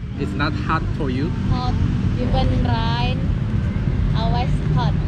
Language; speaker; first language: English; non-native, learner; Korean